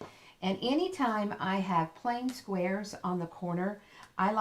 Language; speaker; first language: English; native; English